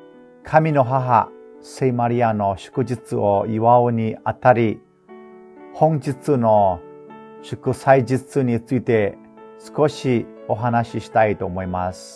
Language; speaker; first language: Japanese; non-native, fluent; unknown